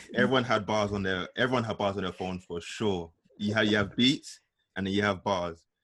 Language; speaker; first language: English; native; English